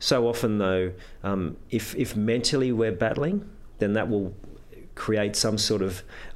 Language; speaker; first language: English; native; English